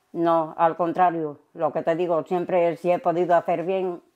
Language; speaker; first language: Spanish; native; Spanish